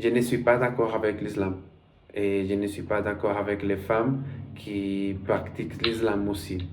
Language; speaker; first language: French; non-native, learner; Spanish